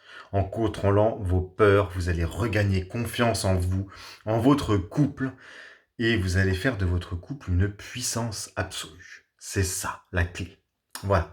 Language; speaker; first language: French; native; French